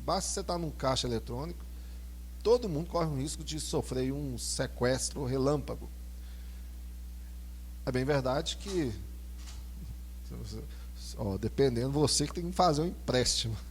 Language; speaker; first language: Portuguese; native; Portuguese